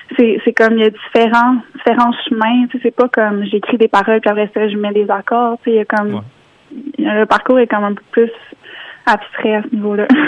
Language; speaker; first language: French; native; French